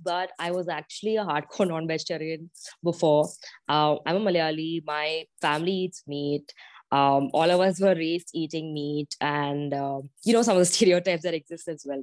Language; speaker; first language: English; non-native, local second language; Malayalam